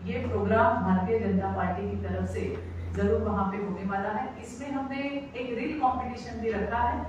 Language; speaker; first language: Hindi; non-native, local second language; Marathi